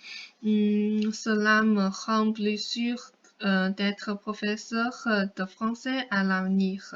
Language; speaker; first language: French; non-native, fluent; Chinese